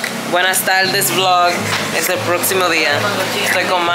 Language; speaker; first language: Spanish; early bilingual, heritage; Spanish